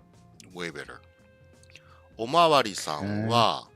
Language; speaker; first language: Japanese; non-native, learner; English